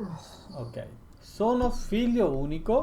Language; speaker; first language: Italian; non-native, learner; Bangla